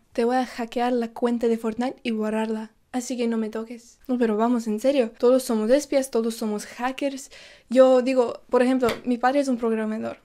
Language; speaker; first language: Spanish; non-native, fluent; Russian